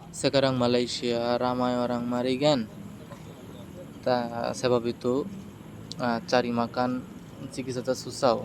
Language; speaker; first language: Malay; non-native, learner; Bangla